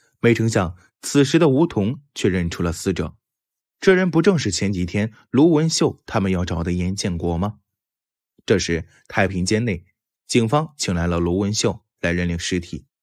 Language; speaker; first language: Chinese; native; Chinese